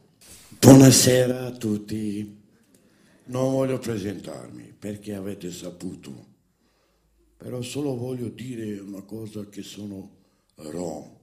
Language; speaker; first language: Italian; non-native, fluent; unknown